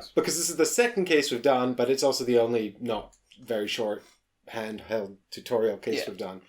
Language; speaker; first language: English; native; English